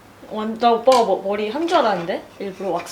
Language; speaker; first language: Korean; native; Korean